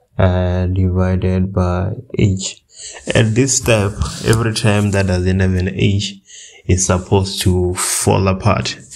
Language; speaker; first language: English; native; English